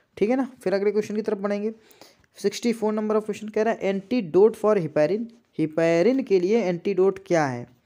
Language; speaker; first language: Hindi; native; Hindi